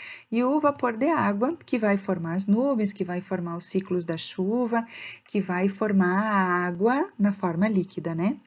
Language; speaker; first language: Portuguese; native; Portuguese